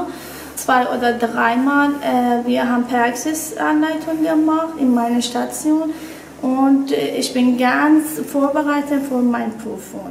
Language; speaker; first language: German; non-native, learner; Persian